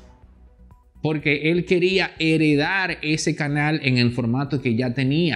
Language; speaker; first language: Spanish; native; Spanish